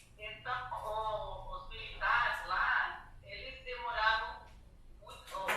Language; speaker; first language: Portuguese; non-native, fluent; Spanish